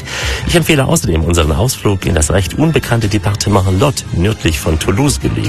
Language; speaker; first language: German; native; German